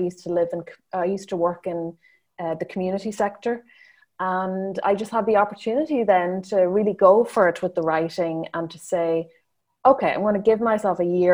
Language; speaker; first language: English; native; English